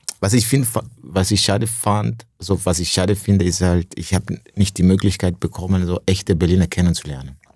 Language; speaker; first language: German; non-native, fluent; Rundi